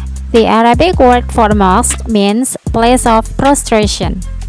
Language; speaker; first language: English; non-native, fluent; Indonesian